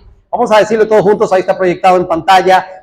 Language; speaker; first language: Spanish; native; Spanish